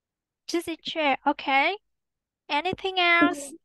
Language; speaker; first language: English; non-native, fluent; Vietnamese